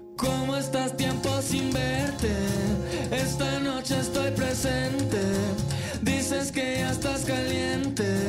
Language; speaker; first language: Spanish; early bilingual, heritage; Spanish